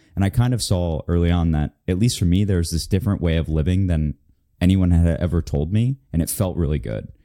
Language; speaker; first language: English; native; English